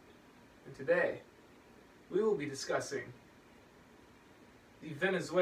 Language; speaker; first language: English; native; English